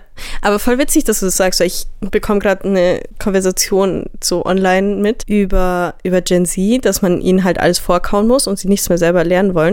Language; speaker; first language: German; native; German